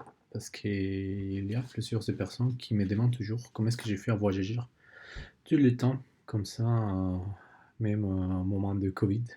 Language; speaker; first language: French; non-native, learner; Spanish